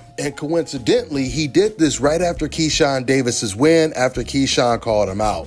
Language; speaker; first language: English; native; English